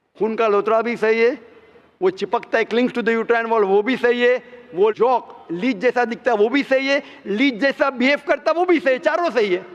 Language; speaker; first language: Hindi; non-native, local second language; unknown